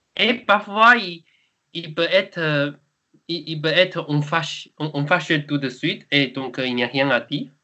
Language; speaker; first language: French; non-native, learner; Chinese